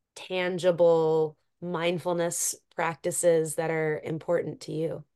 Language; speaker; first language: English; native; English